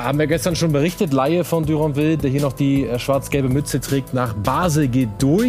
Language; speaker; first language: German; native; German